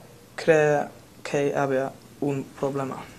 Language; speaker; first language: Spanish; non-native, learner; English